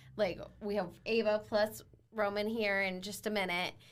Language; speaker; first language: English; native; English